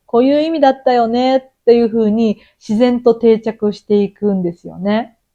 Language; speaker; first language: Japanese; native; Japanese